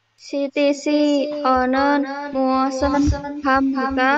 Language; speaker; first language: Korean; non-native, learner; Indonesian